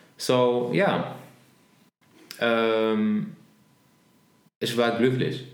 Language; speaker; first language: German; non-native, learner; Arabic